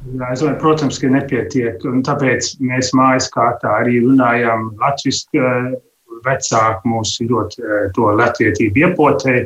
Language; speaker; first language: Latvian; early bilingual, heritage; Latvian